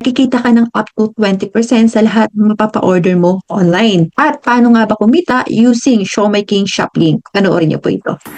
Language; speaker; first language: Filipino; non-native, local second language; Hiligaynon